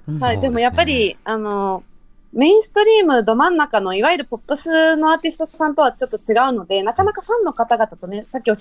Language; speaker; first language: Japanese; native; Japanese